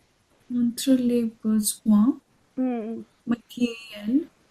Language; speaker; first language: French; non-native, learner; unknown